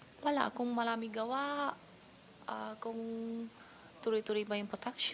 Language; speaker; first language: Filipino; non-native, learner; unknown